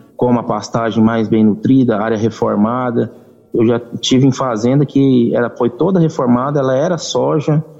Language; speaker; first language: Portuguese; native; Portuguese